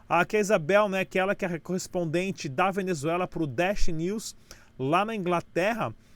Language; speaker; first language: Portuguese; native; Portuguese